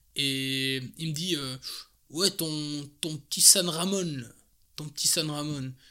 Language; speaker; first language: French; native; French